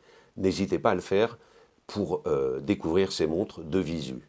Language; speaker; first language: French; native; French